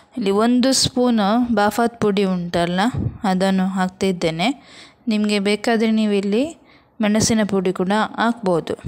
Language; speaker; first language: Kannada; non-native, local second language; Konkani